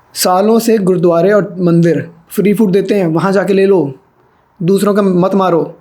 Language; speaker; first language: Hindi; native; Hindi